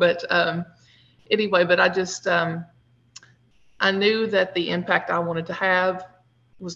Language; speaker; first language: English; native; English